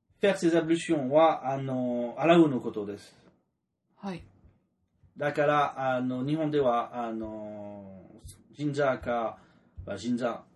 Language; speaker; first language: Japanese; non-native, learner; French